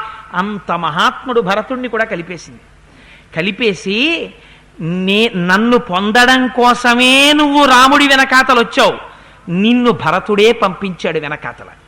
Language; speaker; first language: Telugu; native; Telugu